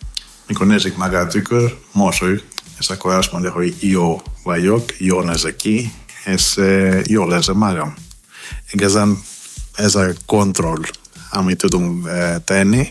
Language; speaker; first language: Hungarian; non-native, fluent; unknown